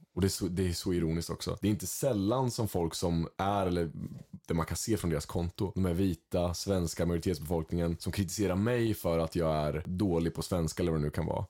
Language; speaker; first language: Swedish; early bilingual, other home language; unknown